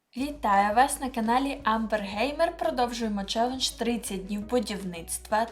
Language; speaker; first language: Ukrainian; non-native, local second language; Russian